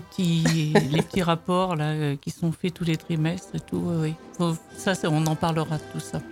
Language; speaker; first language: French; native; French